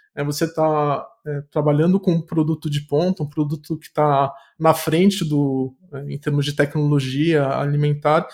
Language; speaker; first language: Portuguese; native; Portuguese